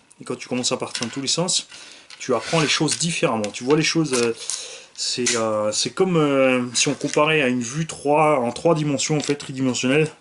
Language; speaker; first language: French; native; French